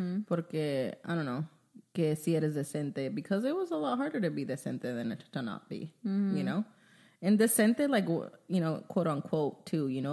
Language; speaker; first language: English; early bilingual, other home language; Spanish